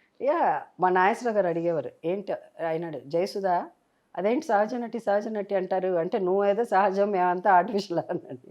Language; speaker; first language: Telugu; native; Telugu